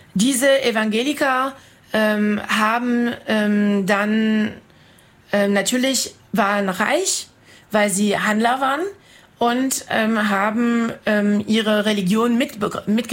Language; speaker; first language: German; non-native, fluent; French